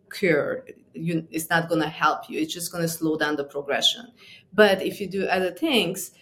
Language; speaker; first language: English; non-native, fluent; Romanian